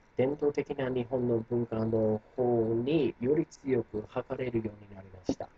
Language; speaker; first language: Japanese; non-native, fluent; English